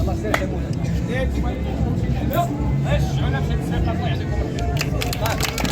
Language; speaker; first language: Arabic; native; Arabic